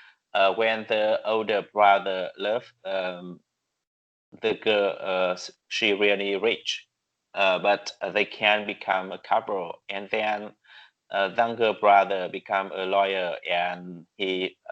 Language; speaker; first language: English; non-native, learner; Vietnamese